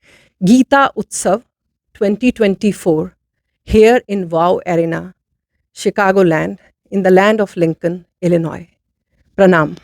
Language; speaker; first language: Hindi; native; Hindi